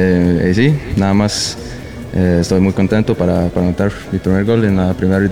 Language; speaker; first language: Spanish; non-native, learner; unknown